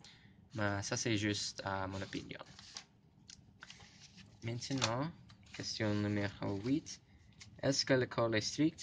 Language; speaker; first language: French; non-native, learner; English